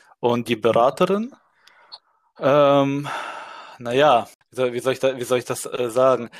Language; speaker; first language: German; early bilingual, other home language; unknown